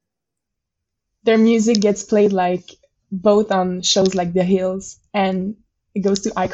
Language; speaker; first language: English; non-native, fluent; French